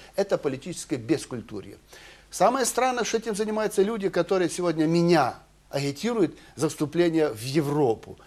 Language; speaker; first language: Russian; non-native, local second language; Ukrainian